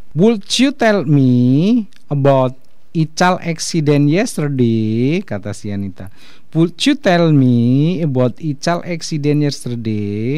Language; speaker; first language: English; non-native, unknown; Indonesian